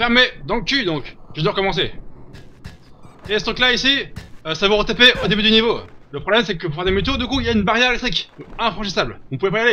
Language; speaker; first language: French; native; French